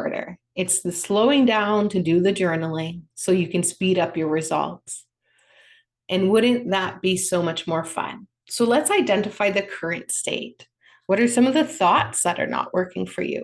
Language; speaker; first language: English; native; English